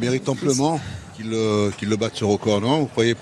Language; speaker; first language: French; native; French